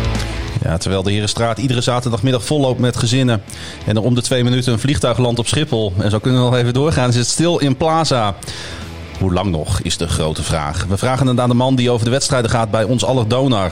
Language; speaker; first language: Dutch; native; Dutch